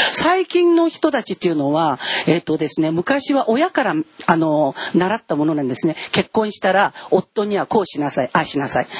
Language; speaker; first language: Japanese; non-native, fluent; Korean